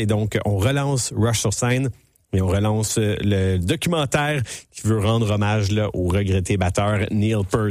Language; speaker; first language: French; native; French